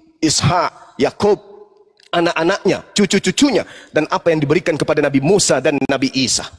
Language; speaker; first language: Indonesian; native; Indonesian